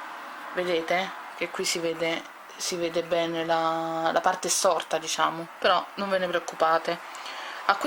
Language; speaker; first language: Italian; native; Italian